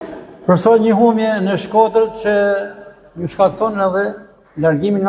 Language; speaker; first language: Albanian; native; Albanian